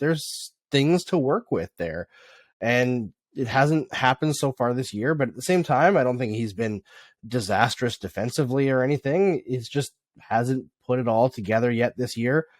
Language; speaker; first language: English; native; English